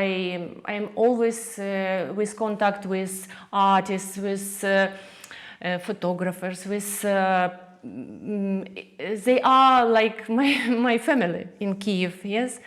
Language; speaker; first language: English; non-native, learner; Russian